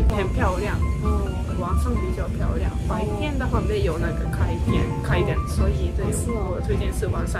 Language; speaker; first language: Chinese; non-native, learner; Japanese